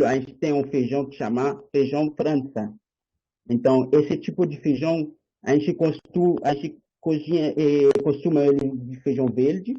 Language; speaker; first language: Portuguese; non-native, learner; Haitian Creole